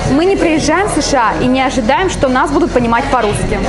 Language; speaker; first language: Russian; native; Russian